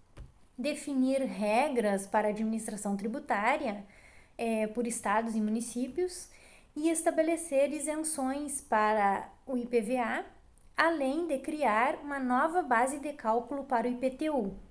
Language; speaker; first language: Portuguese; native; Portuguese